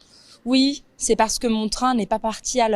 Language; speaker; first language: French; native; French